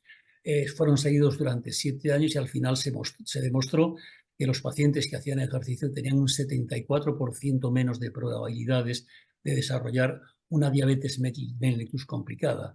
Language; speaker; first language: Spanish; native; Spanish